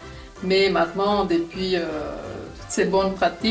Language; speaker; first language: French; non-native, fluent; Finnish